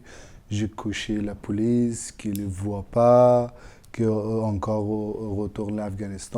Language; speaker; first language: French; non-native, learner; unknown